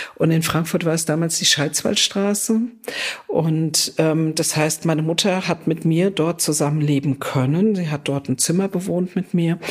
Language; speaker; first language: German; native; German